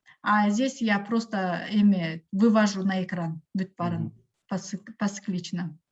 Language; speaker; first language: Russian; non-native, local second language; Kyrgyz